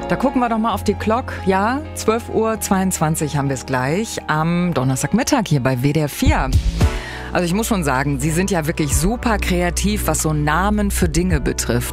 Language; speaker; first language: German; native; German